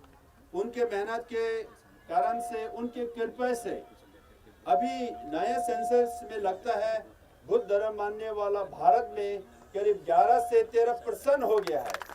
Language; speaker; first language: Hindi; non-native, fluent; Tibetan